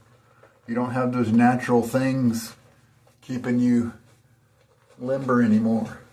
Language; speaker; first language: English; native; English